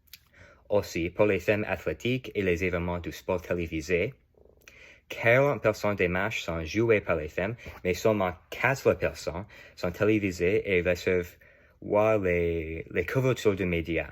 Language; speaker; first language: French; non-native, learner; English